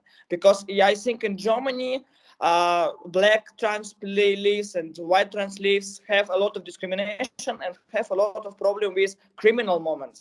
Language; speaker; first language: English; non-native, learner; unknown